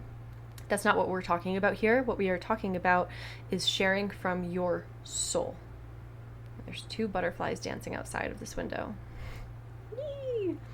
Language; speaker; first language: English; native; English